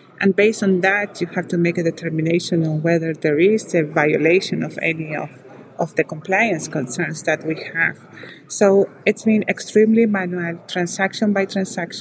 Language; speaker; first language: English; non-native, fluent; Spanish